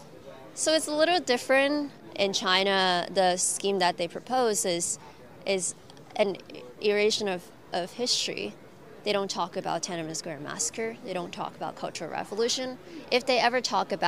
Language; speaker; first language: English; non-native, local second language; Cantonese